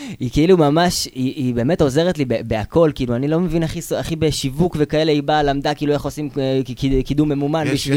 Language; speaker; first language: Hebrew; native; Hebrew